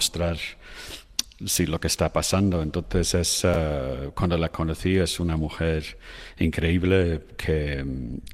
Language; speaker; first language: Spanish; non-native, fluent; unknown